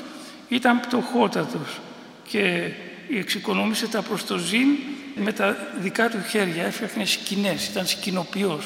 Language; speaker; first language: Greek; native; Greek